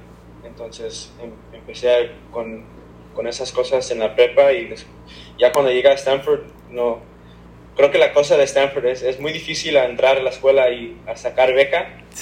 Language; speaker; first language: Spanish; early bilingual, heritage; Spanish